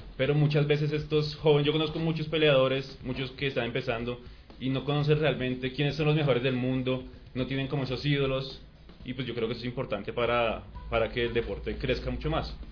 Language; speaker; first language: Spanish; native; Spanish